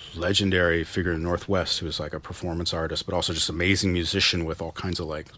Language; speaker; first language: English; native; English